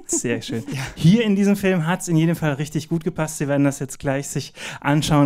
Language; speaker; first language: German; native; German